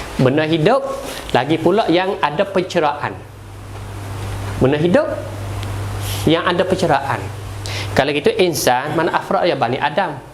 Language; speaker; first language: Malay; native; Malay